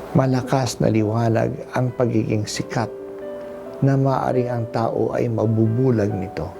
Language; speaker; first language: Filipino; non-native, local second language; Hiligaynon